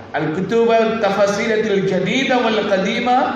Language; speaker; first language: Arabic; non-native, learner; Bangla